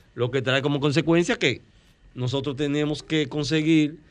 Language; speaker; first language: Spanish; native; Spanish